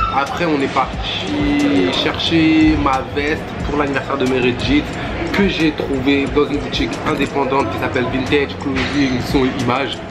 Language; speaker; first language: French; early bilingual, other home language; Bambara